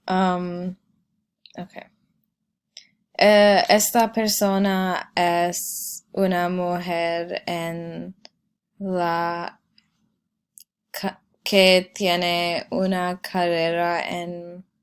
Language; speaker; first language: Spanish; non-native, learner; English